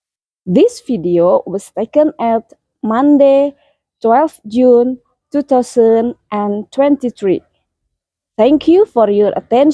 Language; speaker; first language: English; non-native, fluent; Indonesian